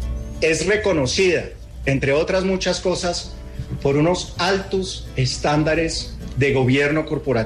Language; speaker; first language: Spanish; native; Spanish